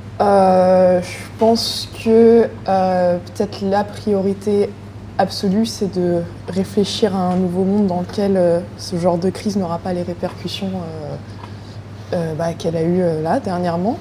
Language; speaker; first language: French; native; French